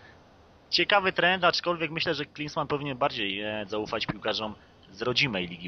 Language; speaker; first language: Polish; native; Polish